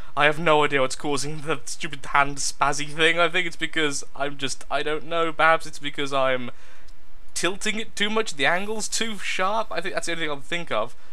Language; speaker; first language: English; native; English